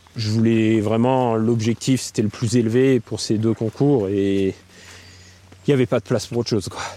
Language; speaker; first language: French; native; French